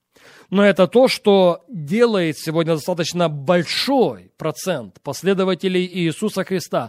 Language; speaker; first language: Russian; native; Russian